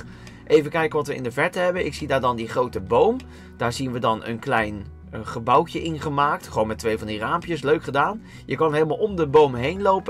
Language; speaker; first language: Dutch; native; Dutch